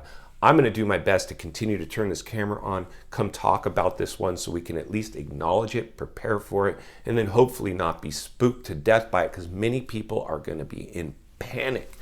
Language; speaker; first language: English; native; English